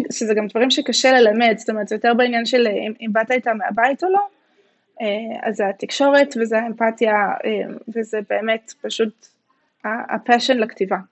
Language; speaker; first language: Hebrew; native; Hebrew